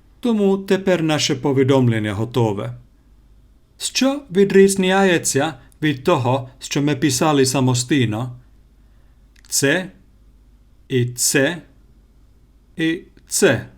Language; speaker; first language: Ukrainian; non-native, learner; Finnish